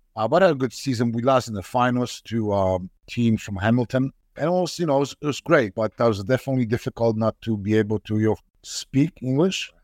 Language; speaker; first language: English; non-native, fluent; Polish